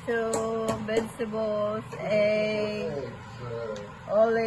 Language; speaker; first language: English; non-native, learner; Filipino